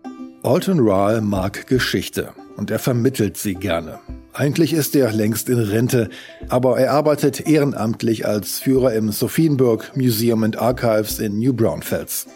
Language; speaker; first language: German; native; German